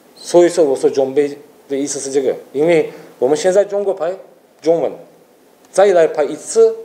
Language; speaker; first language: Chinese; non-native, fluent; Turkish